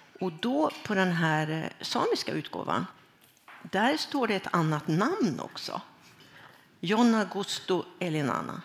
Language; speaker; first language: Swedish; native; Swedish